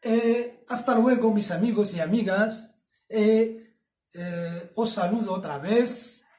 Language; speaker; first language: Spanish; non-native, fluent; Arabic